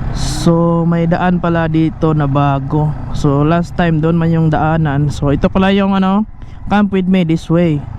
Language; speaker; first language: Filipino; non-native, local second language; Cebuano